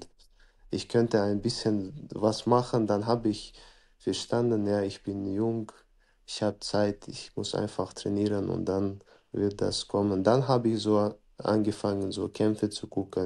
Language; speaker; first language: German; non-native, fluent; Chechen